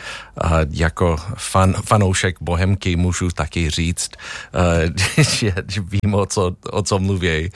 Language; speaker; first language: Czech; non-native, fluent; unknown